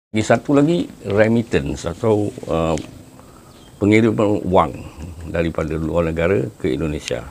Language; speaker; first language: Malay; native; Malay